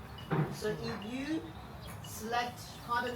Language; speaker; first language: English; non-native, learner; Thai